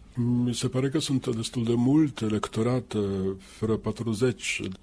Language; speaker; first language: Romanian; non-native, fluent; Finnish